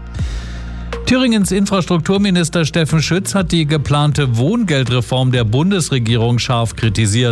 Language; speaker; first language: German; native; German